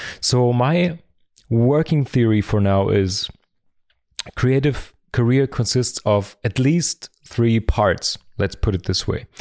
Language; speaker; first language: English; non-native, fluent; German